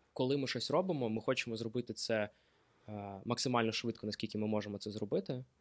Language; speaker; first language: Ukrainian; non-native, local second language; Russian